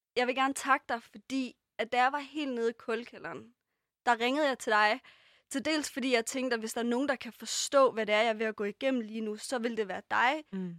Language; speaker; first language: Danish; early bilingual, other home language; Persian